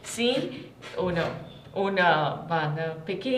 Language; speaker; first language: Spanish; non-native, learner; English